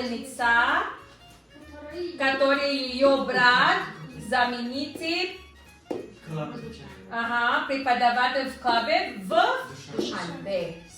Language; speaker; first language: Russian; non-native, learner; Filipino